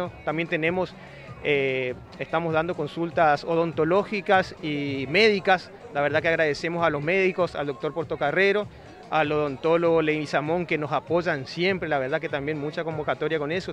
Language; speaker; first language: Spanish; native; Spanish